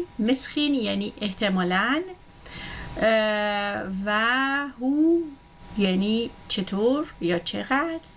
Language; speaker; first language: Persian; native; Persian